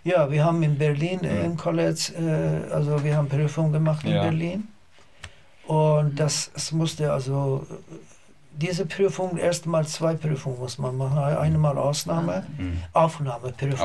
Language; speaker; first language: German; non-native, learner; Azerbaijani